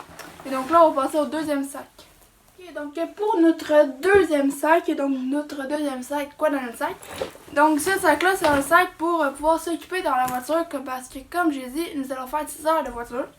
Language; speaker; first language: French; native; French